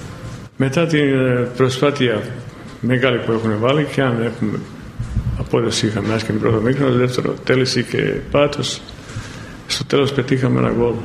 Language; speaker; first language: Greek; non-native, fluent; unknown